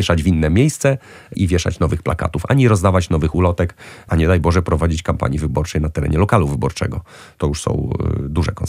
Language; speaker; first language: Polish; native; Polish